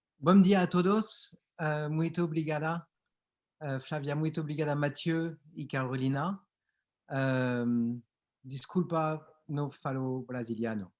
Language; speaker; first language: Portuguese; non-native, learner; French